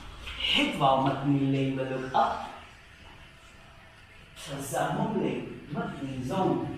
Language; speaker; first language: Vietnamese; non-native, learner; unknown